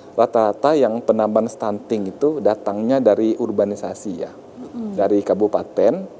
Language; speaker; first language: Indonesian; native; Indonesian